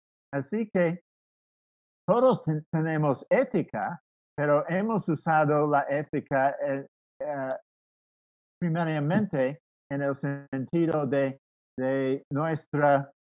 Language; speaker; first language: Spanish; non-native, fluent; English